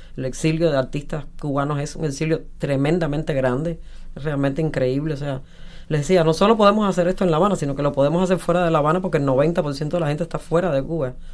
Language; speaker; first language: Spanish; native; Spanish